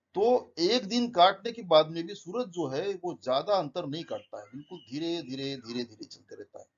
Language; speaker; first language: Hindi; non-native, local second language; Marathi